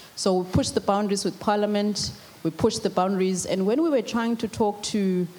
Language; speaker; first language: English; non-native, local second language; Zulu